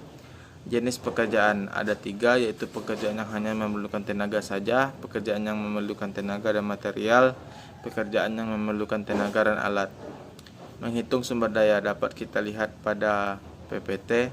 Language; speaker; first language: Indonesian; native; Indonesian